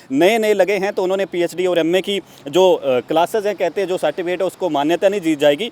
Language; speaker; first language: Hindi; native; Hindi